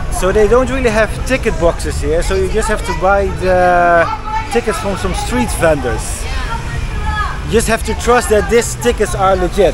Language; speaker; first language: English; non-native, fluent; Dutch